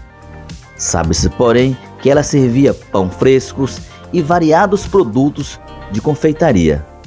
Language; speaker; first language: Portuguese; native; Portuguese